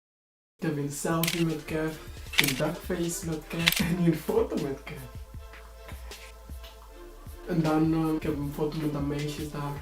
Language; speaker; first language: Dutch; early bilingual, other home language; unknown